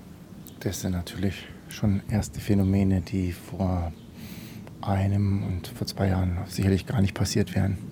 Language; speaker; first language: German; native; German